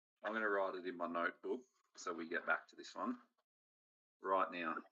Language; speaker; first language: English; native; English